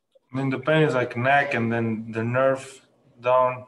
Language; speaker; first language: English; non-native, fluent; Slovenian